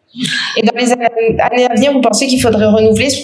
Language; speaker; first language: French; native; French